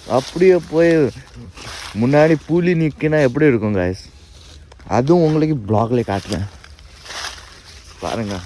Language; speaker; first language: Tamil; non-native, learner; Nepali